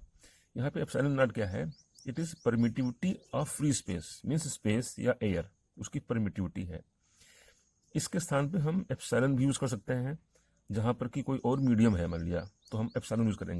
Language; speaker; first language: Hindi; native; Hindi